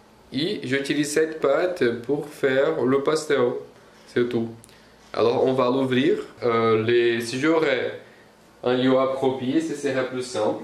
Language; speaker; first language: French; non-native, fluent; Portuguese